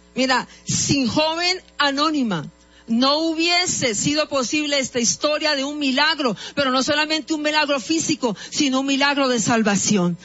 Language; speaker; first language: Spanish; native; Spanish